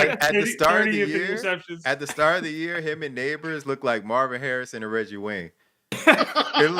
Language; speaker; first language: English; native; English